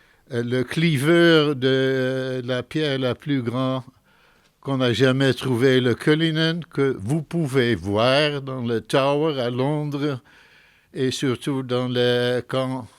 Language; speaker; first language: French; non-native, fluent; Dutch